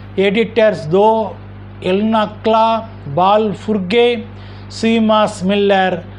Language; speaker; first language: English; non-native, local second language; Tamil